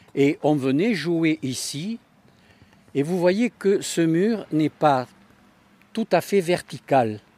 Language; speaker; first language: French; native; French